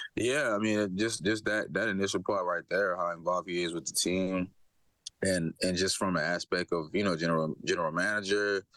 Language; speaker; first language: English; native; English